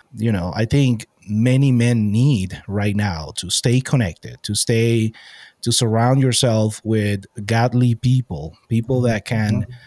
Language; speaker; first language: English; non-native, fluent; Spanish